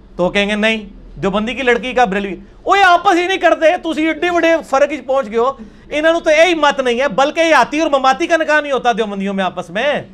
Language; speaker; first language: Urdu; non-native, local second language; Punjabi